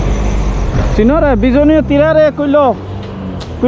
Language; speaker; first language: Italian; non-native, learner; Bangla